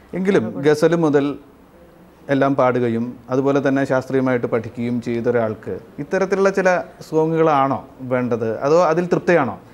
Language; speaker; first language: Malayalam; native; Malayalam